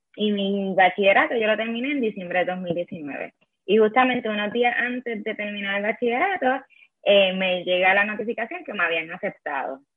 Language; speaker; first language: Spanish; native; Spanish